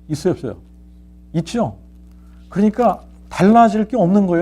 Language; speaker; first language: Korean; native; Korean